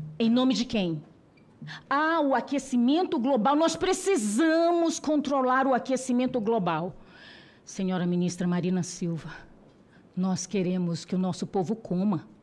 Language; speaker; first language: Portuguese; non-native, local second language; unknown